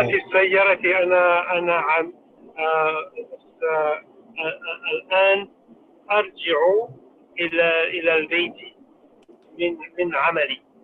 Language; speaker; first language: Arabic; non-native, learner; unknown